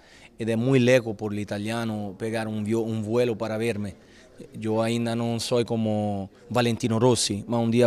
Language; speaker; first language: Spanish; non-native, fluent; Italian